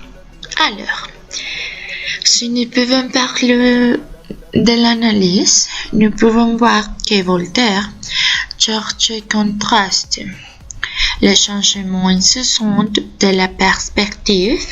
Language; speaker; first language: French; non-native, learner; Spanish